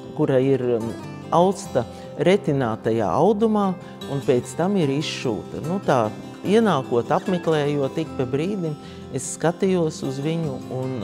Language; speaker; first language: Latvian; native; Latvian